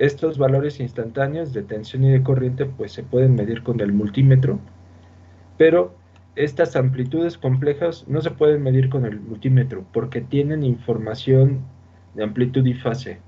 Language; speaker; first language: Spanish; native; Spanish